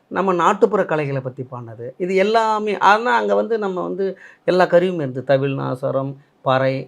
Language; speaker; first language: Tamil; native; Tamil